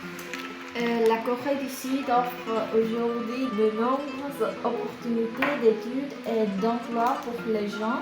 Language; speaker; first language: French; non-native, fluent; Korean